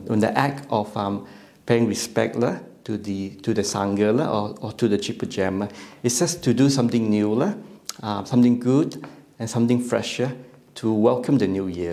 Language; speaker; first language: English; non-native, local second language; Chinese